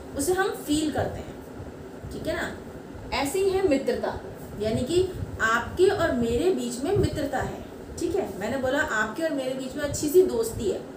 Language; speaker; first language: Hindi; native; Hindi